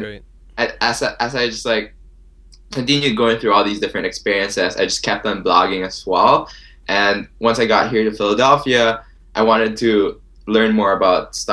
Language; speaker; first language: English; non-native, local second language; Filipino